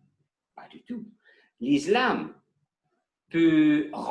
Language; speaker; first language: French; non-native, learner; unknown